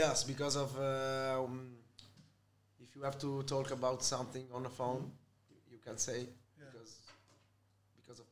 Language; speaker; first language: English; non-native, fluent; Italian